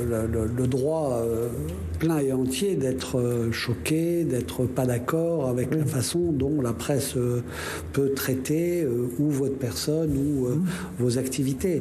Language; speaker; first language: French; native; French